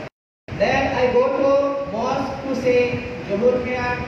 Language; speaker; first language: English; non-native, learner; Bangla